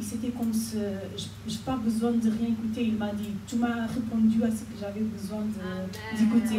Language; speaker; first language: French; non-native, fluent; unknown